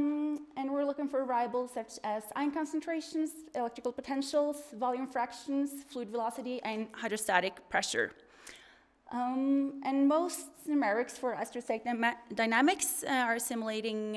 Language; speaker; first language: English; non-native, fluent; Norwegian